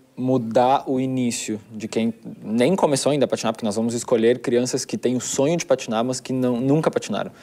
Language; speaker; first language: Portuguese; native; Portuguese